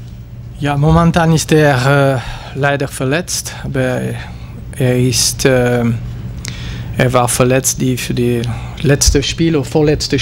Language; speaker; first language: German; non-native, local second language; French